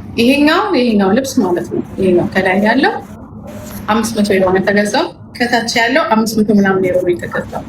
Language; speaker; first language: Amharic; native; Amharic